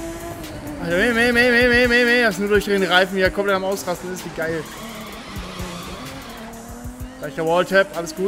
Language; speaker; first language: German; native; German